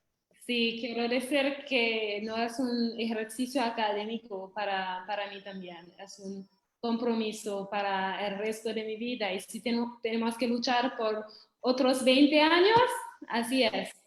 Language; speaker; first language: Spanish; non-native, fluent; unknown